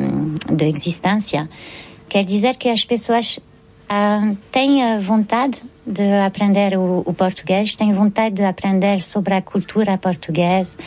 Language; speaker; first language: Portuguese; early bilingual, heritage; French